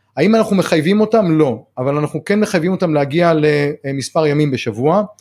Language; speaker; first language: Hebrew; native; Hebrew